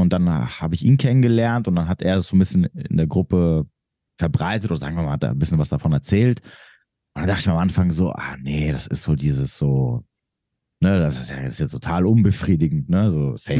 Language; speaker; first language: German; native; German